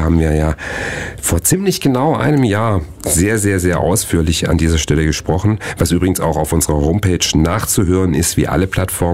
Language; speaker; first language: German; native; German